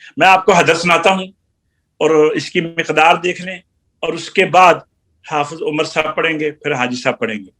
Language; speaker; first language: Urdu; non-native, local second language; Punjabi